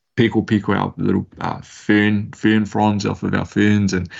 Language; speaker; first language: English; native; English